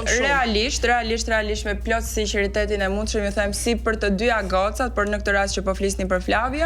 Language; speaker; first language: Albanian; native; Albanian